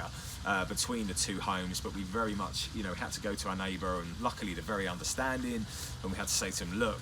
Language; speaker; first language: English; native; English